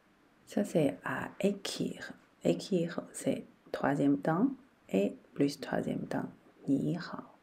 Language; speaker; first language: French; non-native, learner; Chinese